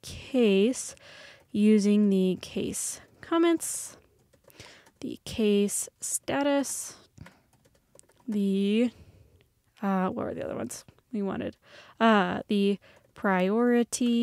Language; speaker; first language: English; native; English